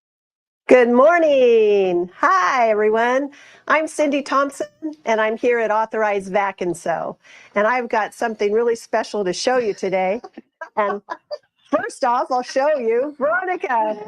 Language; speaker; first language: English; native; English